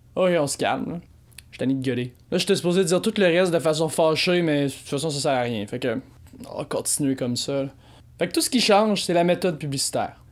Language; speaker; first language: French; native; French